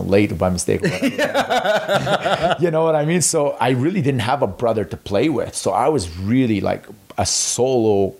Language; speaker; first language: English; non-native, fluent; Arabic